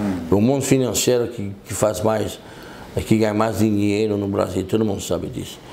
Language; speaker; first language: Portuguese; non-native, fluent; French